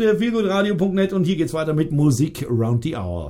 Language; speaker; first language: German; native; German